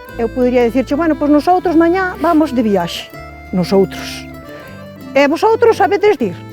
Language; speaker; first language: Galician; native; Galician